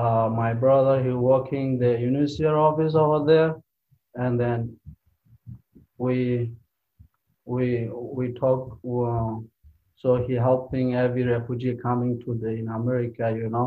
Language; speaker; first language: English; non-native, learner; Rohingya